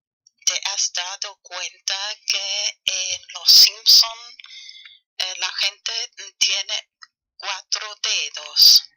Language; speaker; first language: Spanish; non-native, fluent; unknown